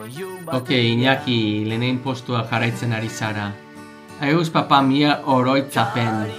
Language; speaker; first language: Basque; non-native, learner; English